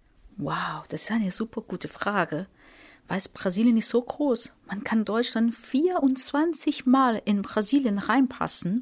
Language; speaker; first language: German; non-native, fluent; Portuguese